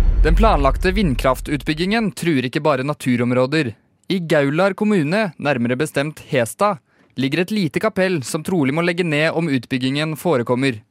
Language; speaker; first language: Norwegian; native; Norwegian